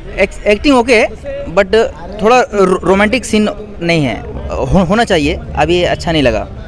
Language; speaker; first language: Hindi; non-native, local second language; Malayalam